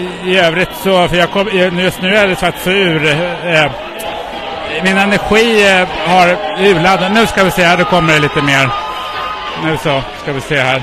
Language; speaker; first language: Swedish; native; Swedish